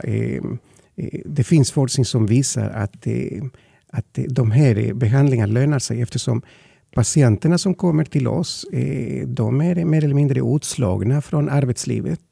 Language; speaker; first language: Swedish; non-native, fluent; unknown